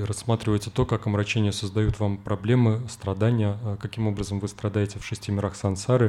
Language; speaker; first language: Russian; native; Russian